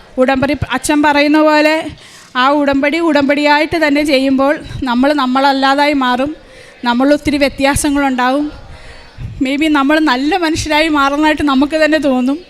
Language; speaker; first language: Malayalam; native; Malayalam